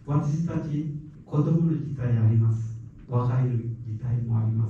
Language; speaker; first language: Japanese; non-native, learner; Sinhala